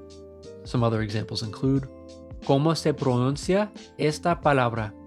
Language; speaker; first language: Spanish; non-native, fluent; English